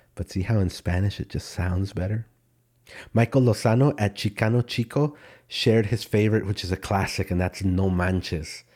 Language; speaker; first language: English; early bilingual, other home language; Spanish